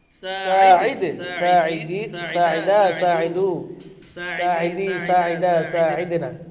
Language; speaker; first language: Arabic; non-native, fluent; Bangla